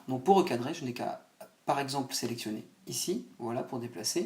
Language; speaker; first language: French; native; French